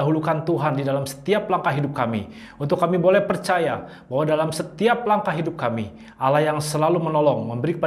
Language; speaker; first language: Indonesian; native; Indonesian